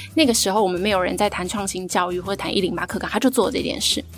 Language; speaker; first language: Chinese; native; Chinese